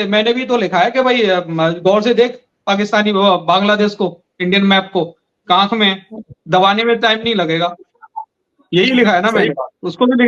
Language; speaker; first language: Hindi; native; Hindi